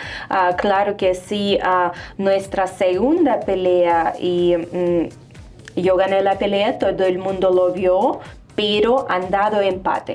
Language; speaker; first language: Spanish; non-native, fluent; Russian